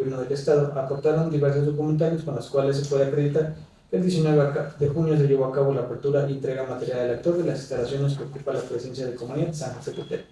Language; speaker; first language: Spanish; native; Spanish